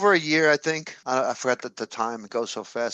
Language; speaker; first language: English; native; English